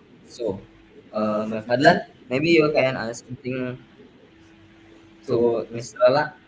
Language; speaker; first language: English; non-native, learner; Indonesian